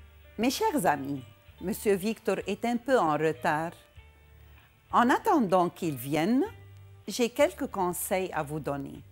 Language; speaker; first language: French; non-native, fluent; Arabic